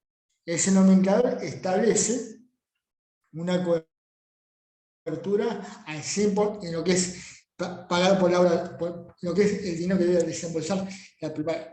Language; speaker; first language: Spanish; native; Spanish